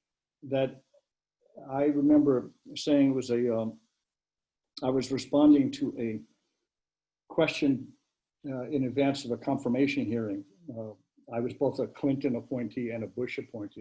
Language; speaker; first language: English; native; English